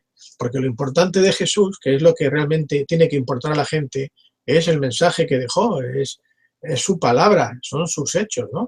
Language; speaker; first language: Spanish; native; Spanish